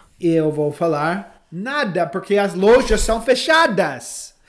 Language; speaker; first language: Portuguese; non-native, fluent; English